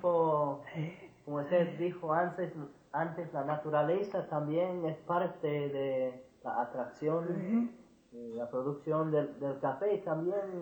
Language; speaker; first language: Spanish; non-native, fluent; English